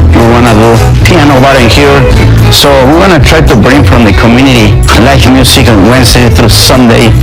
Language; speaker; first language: English; non-native, fluent; Spanish